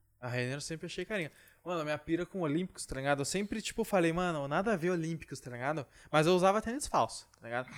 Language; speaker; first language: Portuguese; native; Portuguese